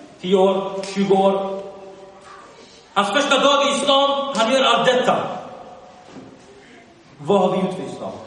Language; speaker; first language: Swedish; early bilingual, other home language; Arabic